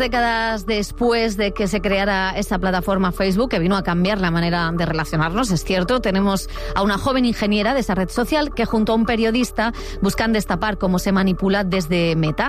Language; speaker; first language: Spanish; native; Spanish